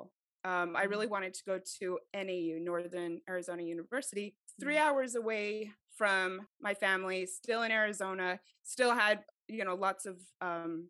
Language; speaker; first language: English; native; English